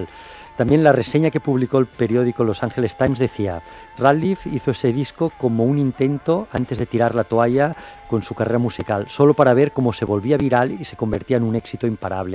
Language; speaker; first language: Spanish; native; Spanish